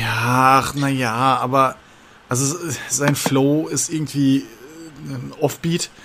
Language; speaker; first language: German; native; German